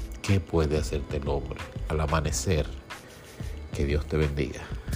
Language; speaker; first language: Spanish; native; Spanish